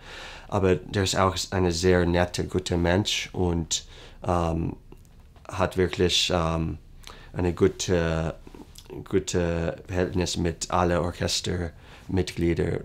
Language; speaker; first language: German; non-native, fluent; English